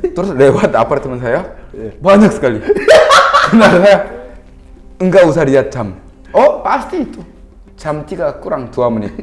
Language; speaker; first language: Indonesian; non-native, fluent; Korean